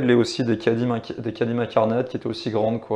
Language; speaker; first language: French; native; French